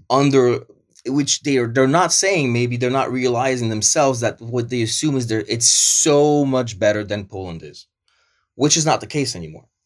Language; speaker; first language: English; early bilingual, other home language; Polish